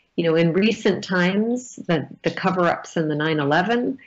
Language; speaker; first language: English; native; English